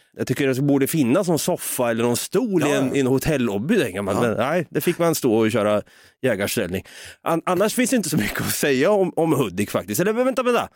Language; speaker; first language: Swedish; native; Swedish